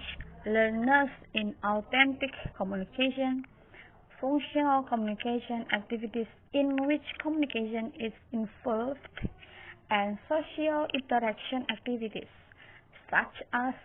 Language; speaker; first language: English; non-native, learner; Indonesian